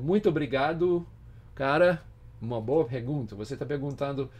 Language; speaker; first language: Portuguese; non-native, fluent; English